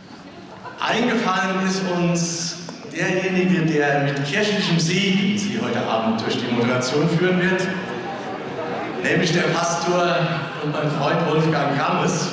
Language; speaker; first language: German; native; German